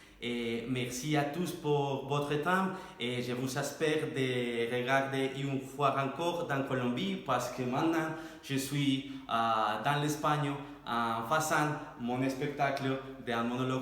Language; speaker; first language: French; non-native, learner; Spanish